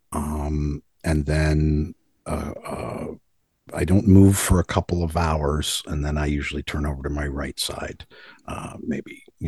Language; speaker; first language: English; native; English